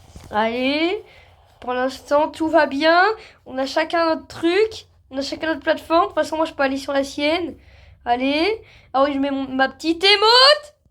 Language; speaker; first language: French; native; French